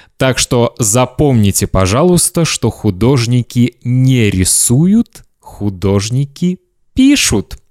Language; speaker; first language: Russian; native; Russian